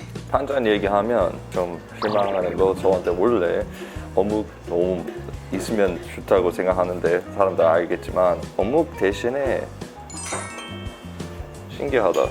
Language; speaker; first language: Korean; non-native, fluent; English